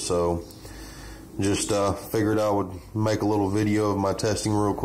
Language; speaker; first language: English; native; English